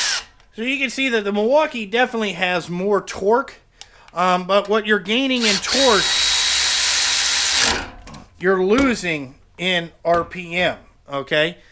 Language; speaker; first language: English; native; English